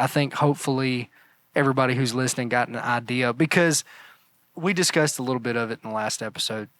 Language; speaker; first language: English; native; English